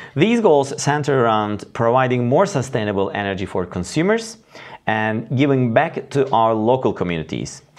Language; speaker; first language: English; non-native, fluent; Turkish